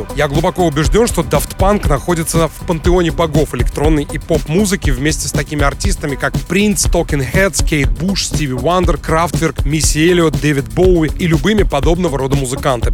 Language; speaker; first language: Russian; native; Russian